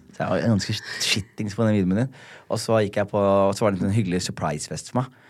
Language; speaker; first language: Norwegian; early bilingual, other home language; Somali